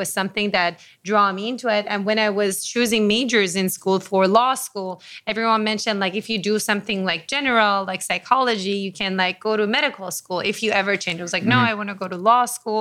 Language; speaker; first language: English; non-native, fluent; Persian